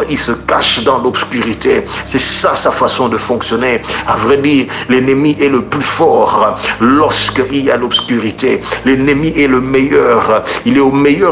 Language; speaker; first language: French; native; French